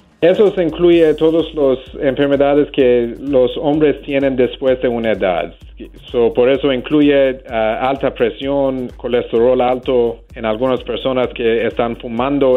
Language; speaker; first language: Spanish; non-native, fluent; English